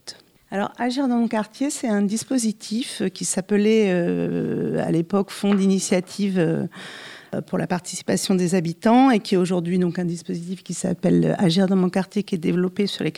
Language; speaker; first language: French; native; French